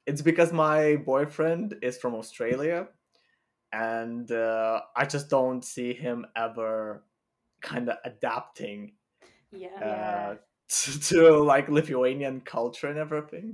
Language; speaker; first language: English; non-native, fluent; Lithuanian